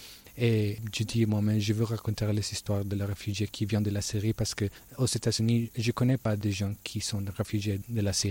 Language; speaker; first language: French; non-native, learner; Spanish